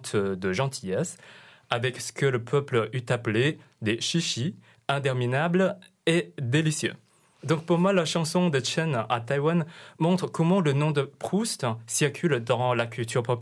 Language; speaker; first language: French; non-native, fluent; Chinese